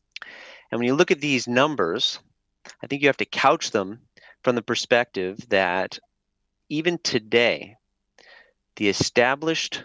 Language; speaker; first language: English; native; English